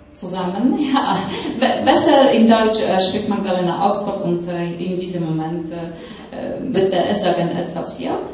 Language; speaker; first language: German; non-native, learner; Polish